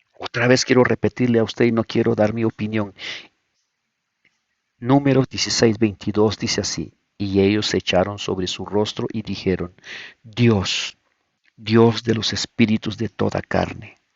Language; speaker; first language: Spanish; native; Spanish